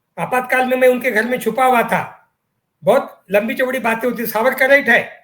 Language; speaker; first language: Hindi; non-native, local second language; Marathi